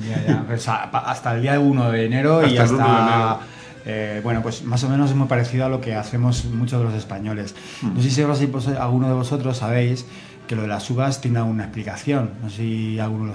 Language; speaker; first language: Spanish; native; Spanish